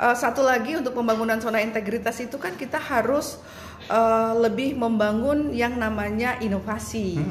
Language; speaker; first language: Indonesian; native; Indonesian